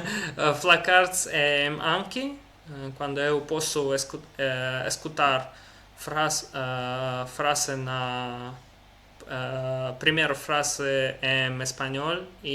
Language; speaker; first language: Portuguese; non-native, learner; Russian